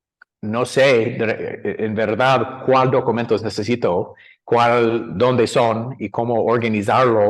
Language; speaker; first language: Spanish; non-native, learner; English